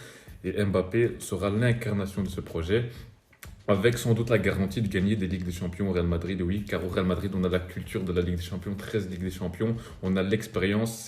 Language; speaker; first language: French; native; French